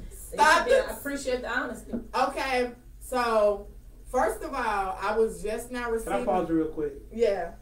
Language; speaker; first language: English; native; English